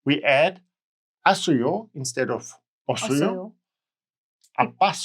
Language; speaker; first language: Korean; non-native, learner; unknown